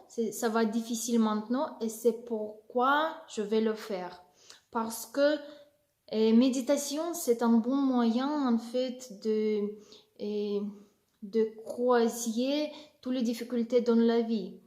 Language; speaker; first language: French; non-native, learner; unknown